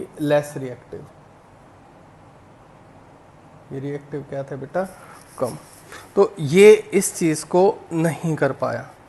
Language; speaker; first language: Hindi; native; Hindi